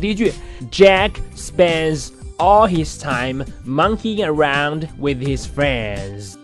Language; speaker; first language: English; non-native, fluent; Chinese